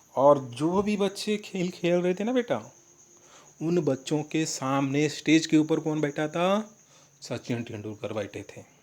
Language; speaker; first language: Hindi; non-native, local second language; Marathi